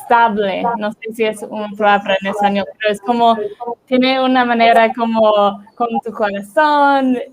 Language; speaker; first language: Spanish; non-native, learner; English